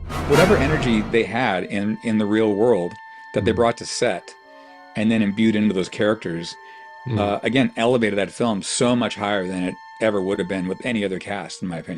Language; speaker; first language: English; native; English